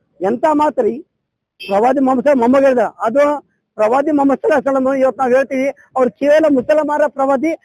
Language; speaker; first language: Kannada; non-native, local second language; Urdu